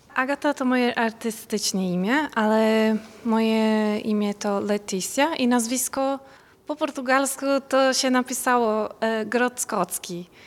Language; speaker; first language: Polish; non-native, learner; Portuguese